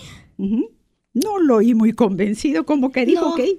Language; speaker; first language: Spanish; native; Spanish